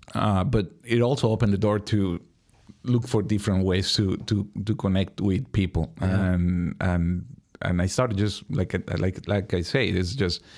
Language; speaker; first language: English; non-native, fluent; Spanish